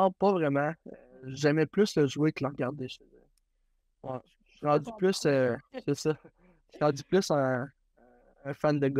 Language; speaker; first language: French; native; French